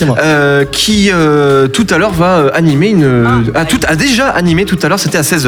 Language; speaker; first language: French; native; French